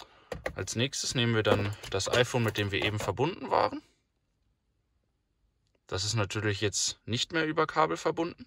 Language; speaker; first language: German; native; German